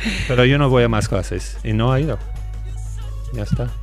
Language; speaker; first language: Spanish; non-native, fluent; English